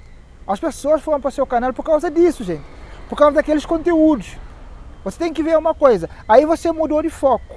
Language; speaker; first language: Portuguese; non-native, local second language; Kabuverdianu